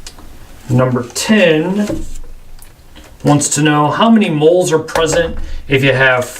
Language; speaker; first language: English; native; English